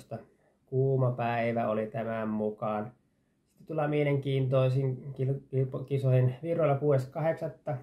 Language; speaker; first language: Finnish; native; Finnish